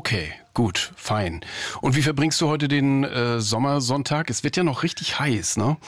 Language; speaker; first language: German; native; German